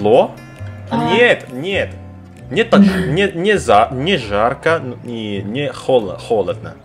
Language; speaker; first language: Russian; non-native, learner; Indonesian